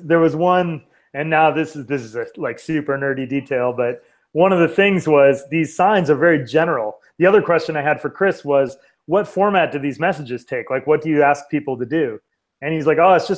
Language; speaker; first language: English; native; English